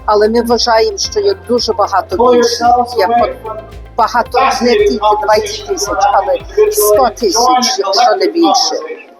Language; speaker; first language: Ukrainian; early bilingual, heritage; Ukrainian